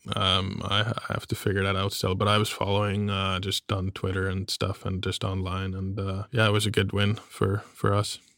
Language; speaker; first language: English; non-native, fluent; German